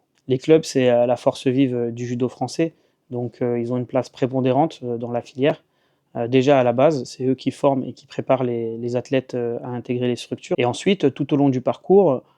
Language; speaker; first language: French; native; French